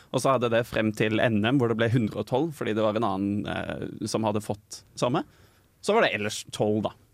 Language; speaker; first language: Norwegian; native; Norwegian